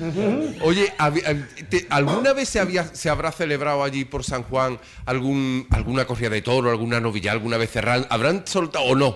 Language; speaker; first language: Spanish; native; Spanish